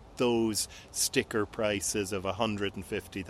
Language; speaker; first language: English; native; English